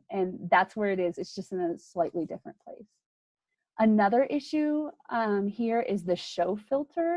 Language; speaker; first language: English; native; English